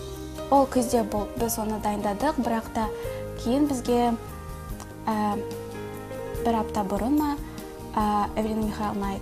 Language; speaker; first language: Kazakh; non-native, local second language; Russian